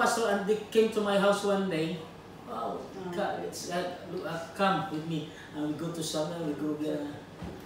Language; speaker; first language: English; non-native, learner; Filipino